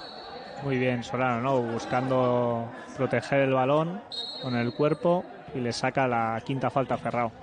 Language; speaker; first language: Spanish; native; Spanish